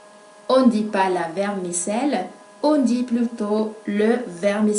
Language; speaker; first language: French; non-native, fluent; Spanish